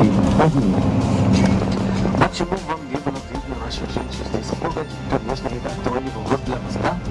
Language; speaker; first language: Russian; non-native, fluent; Arabic